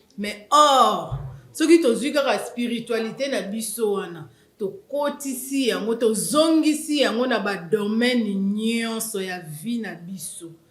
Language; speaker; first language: Lingala; non-native, local second language; Kongo